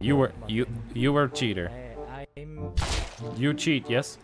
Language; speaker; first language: English; native; English